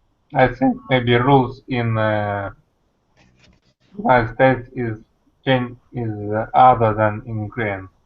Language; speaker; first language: English; non-native, learner; Russian